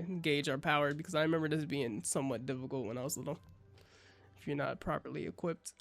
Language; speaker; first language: English; native; English